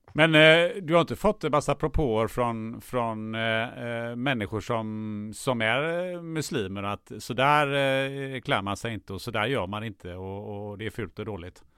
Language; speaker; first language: Swedish; non-native, local second language; German